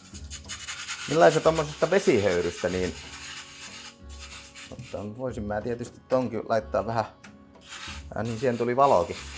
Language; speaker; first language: Finnish; native; Finnish